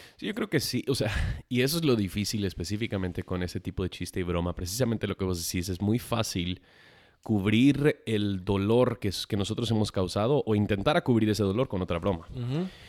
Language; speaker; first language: Spanish; non-native, fluent; English